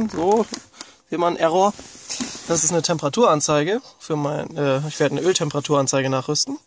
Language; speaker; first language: German; native; German